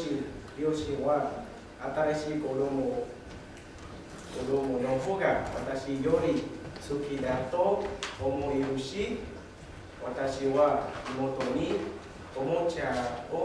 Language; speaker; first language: Japanese; non-native, learner; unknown